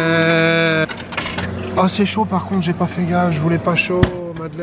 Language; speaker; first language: French; native; French